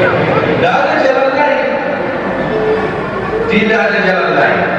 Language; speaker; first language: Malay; non-native, fluent; Arabic